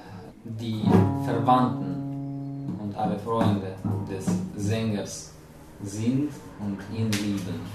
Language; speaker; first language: German; non-native, fluent; Russian